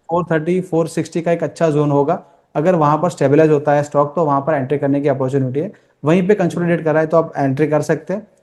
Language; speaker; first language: Hindi; non-native, local second language; Gujarati